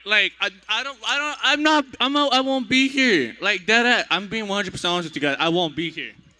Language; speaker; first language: English; early bilingual, other home language; Spanish